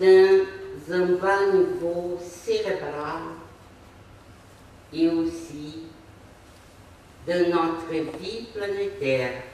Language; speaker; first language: French; non-native, fluent; Portuguese